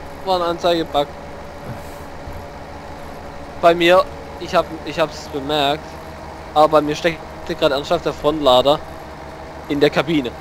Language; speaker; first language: German; native; German